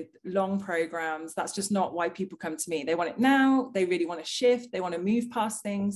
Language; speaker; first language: English; native; English